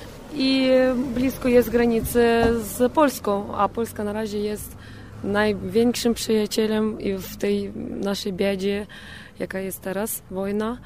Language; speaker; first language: Polish; non-native, learner; Ukrainian